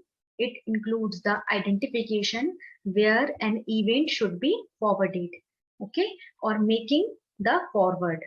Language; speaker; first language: English; non-native, local second language; Hindi